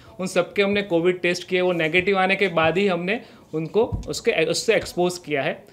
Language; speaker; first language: Hindi; non-native, local second language; Gujarati